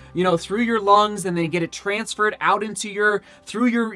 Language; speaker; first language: English; native; English